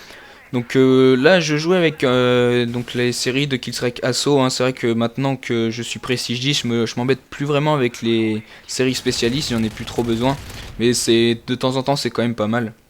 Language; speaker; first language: French; native; French